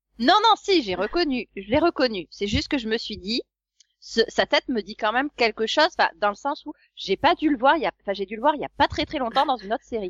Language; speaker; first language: French; native; French